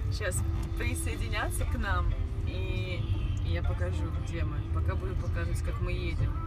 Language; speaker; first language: Russian; native; Russian